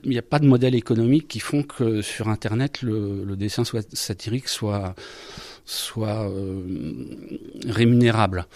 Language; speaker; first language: French; native; French